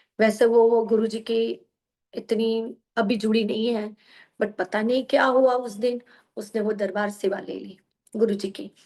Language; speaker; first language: Hindi; non-native, local second language; Gujarati